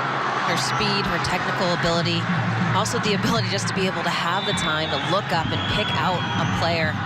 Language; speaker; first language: English; native; English